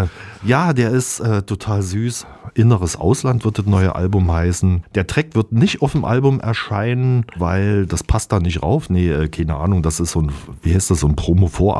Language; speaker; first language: German; native; German